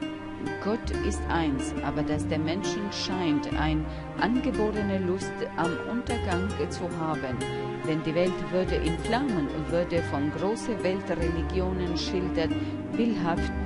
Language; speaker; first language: German; non-native, learner; Albanian